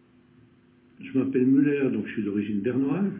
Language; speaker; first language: French; native; French